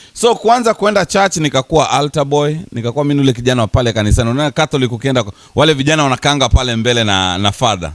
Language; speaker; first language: Swahili; native; Swahili